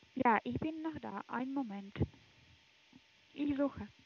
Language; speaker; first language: German; non-native, learner; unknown